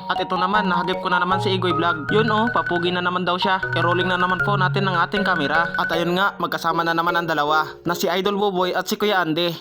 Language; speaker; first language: Filipino; non-native, local second language; Cebuano